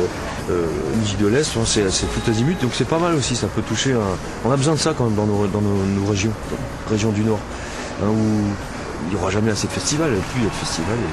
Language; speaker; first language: French; native; French